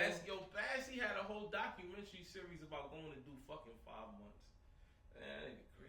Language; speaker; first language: English; native; English